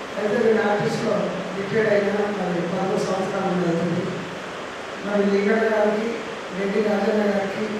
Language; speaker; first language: Telugu; non-native, local second language; Lambadi